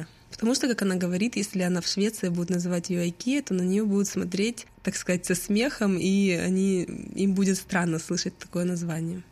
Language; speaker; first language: Russian; native; Russian